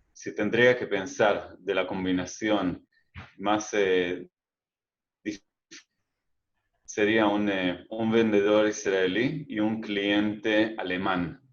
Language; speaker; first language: Spanish; non-native, fluent; Hebrew